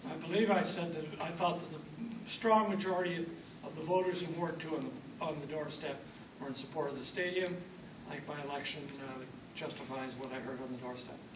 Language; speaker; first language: English; native; English